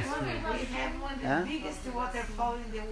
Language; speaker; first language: English; non-native, learner; Portuguese